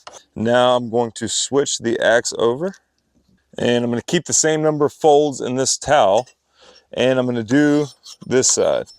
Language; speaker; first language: English; native; English